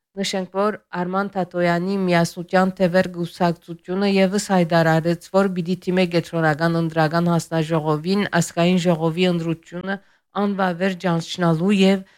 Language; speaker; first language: Armenian; early bilingual, heritage; Armenian